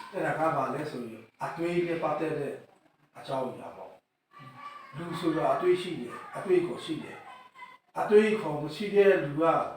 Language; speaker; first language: Burmese; non-native, local second language; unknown